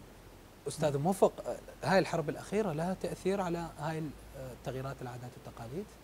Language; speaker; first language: Arabic; native; Arabic